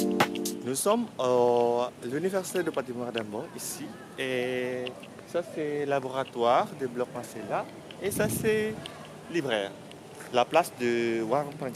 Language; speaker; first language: French; non-native, learner; Indonesian